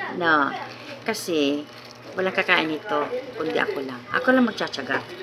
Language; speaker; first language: Filipino; non-native, local second language; Iloko